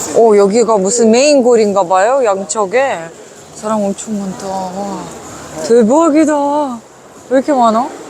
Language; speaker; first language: Korean; non-native, fluent; Uzbek